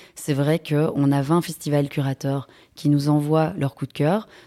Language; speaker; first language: French; native; French